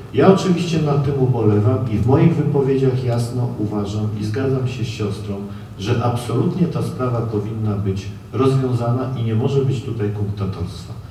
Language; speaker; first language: Polish; native; Polish